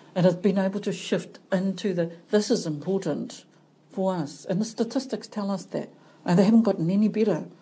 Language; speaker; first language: English; native; English